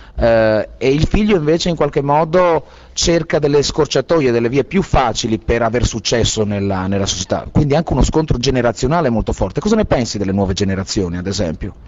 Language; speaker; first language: Italian; native; Italian